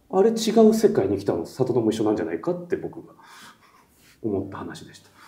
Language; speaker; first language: Japanese; native; Japanese